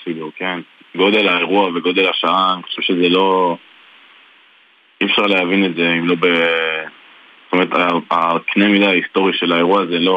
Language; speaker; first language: Hebrew; native; Hebrew